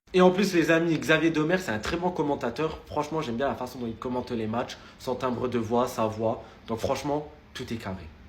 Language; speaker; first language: French; early bilingual, other home language; Arabic